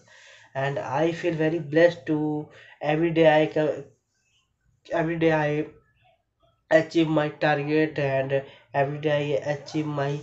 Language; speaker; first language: English; non-native, learner; Bangla